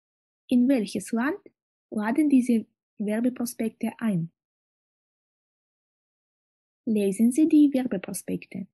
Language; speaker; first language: German; non-native, fluent; Russian